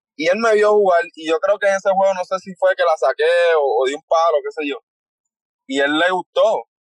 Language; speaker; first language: Spanish; native; Spanish